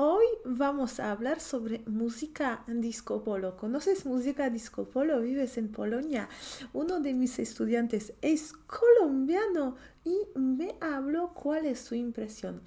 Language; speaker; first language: Spanish; non-native, fluent; Polish